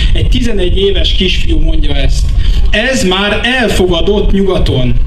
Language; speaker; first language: Hungarian; early bilingual, heritage; French